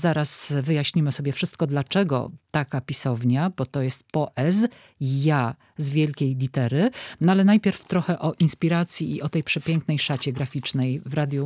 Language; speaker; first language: Polish; native; Polish